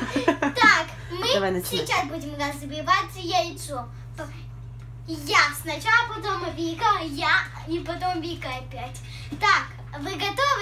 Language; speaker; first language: Russian; early bilingual, heritage; Russian